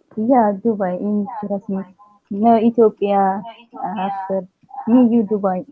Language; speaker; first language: English; non-native, learner; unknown